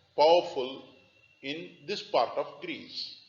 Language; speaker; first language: English; non-native, local second language; Tamil